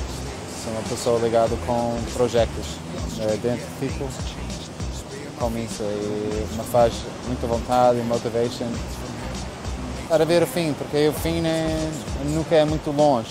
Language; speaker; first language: Portuguese; non-native, fluent; English